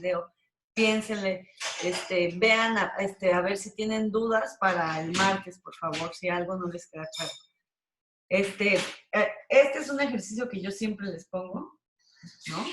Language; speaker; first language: Spanish; native; Spanish